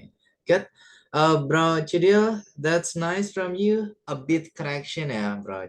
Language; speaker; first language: English; non-native, fluent; Indonesian